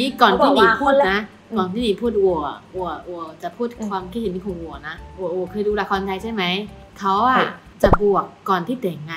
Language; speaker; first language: Thai; non-native, fluent; Chinese